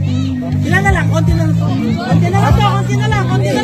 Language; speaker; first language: Filipino; non-native, local second language; Cebuano